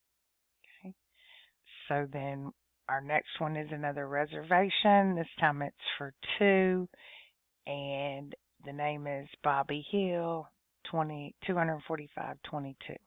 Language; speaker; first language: English; native; English